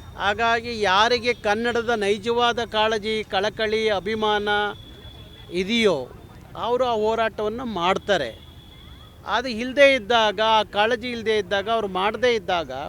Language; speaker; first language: Kannada; native; Kannada